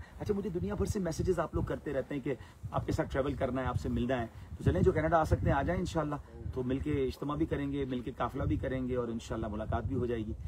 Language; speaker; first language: Urdu; native; Urdu